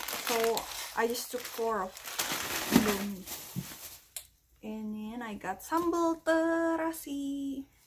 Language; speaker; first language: English; non-native, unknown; Indonesian